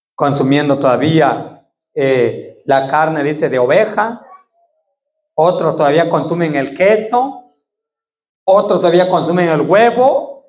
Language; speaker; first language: Spanish; native; Spanish